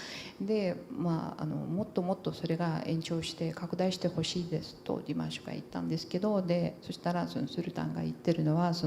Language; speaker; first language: Japanese; non-native, fluent; Portuguese